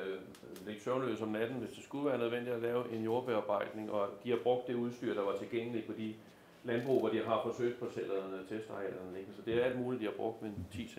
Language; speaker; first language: Danish; native; Danish